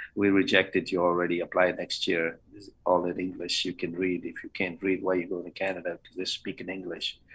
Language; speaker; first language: English; non-native, local second language; Kannada